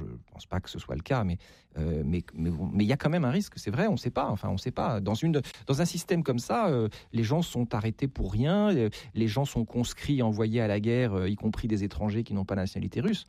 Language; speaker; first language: French; native; French